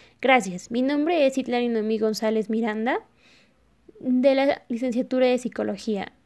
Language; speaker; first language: Spanish; native; Spanish